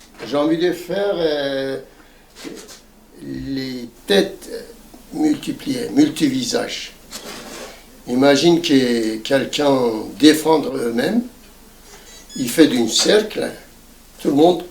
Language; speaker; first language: French; non-native, fluent; Turkish